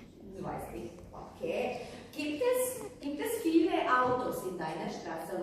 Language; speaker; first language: German; non-native, fluent; Croatian